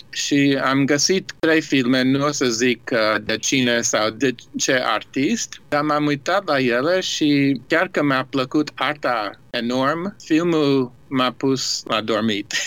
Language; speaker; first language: Romanian; early bilingual, heritage; Romanian